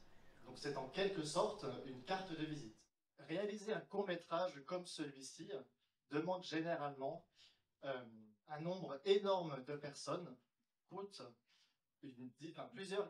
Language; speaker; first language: French; native; French